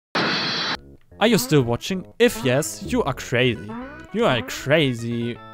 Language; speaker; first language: English; non-native, learner; German